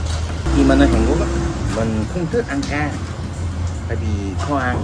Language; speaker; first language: Vietnamese; non-native, learner; Korean